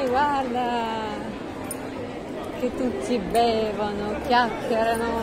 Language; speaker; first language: Italian; non-native, learner; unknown